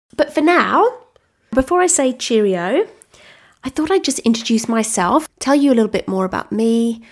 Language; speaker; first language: English; native; English